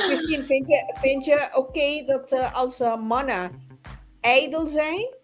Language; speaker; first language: Dutch; non-native, local second language; Papiamento